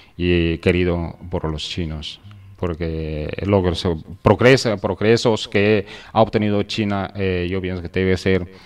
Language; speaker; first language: Spanish; non-native, fluent; Chinese